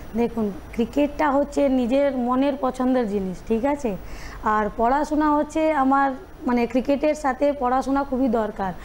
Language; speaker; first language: Bangla; non-native, local second language; Hindi